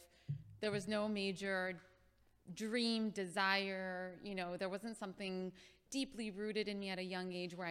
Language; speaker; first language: English; native; English